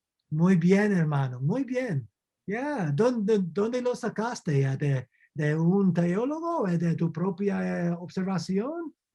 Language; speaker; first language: Spanish; non-native, fluent; English